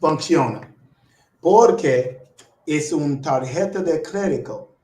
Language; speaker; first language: Spanish; non-native, learner; English